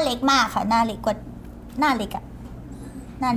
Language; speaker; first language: Thai; early bilingual, other home language; Korean